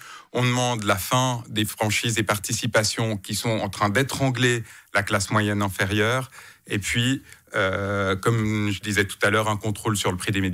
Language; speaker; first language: French; native; French